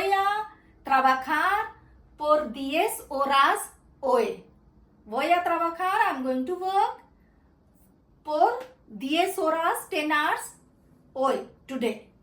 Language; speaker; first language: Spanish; non-native, fluent; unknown